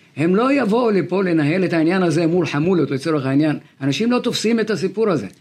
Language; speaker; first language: Hebrew; non-native, local second language; Arabic